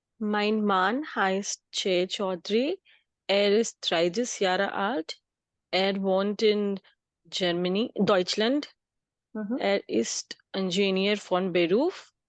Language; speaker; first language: German; non-native, learner; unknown